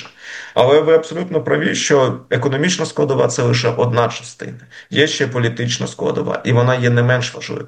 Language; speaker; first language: Ukrainian; native; Ukrainian